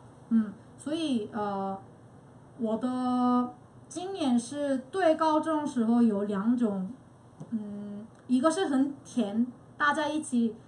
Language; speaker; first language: Chinese; non-native, fluent; Korean